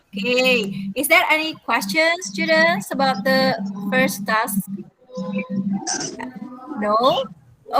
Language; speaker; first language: English; non-native, fluent; Indonesian